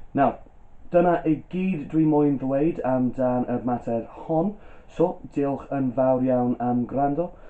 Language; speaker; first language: Welsh; non-native, local second language; English